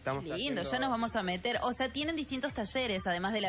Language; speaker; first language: Spanish; native; Spanish